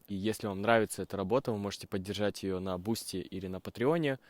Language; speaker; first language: Russian; native; Russian